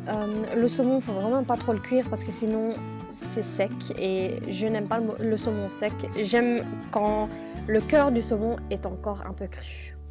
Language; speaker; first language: French; native; French